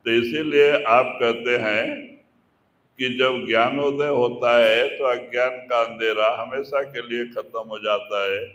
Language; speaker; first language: Hindi; non-native, local second language; Kannada